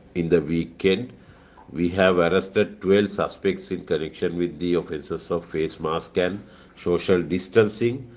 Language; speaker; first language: English; non-native, local second language; Sinhala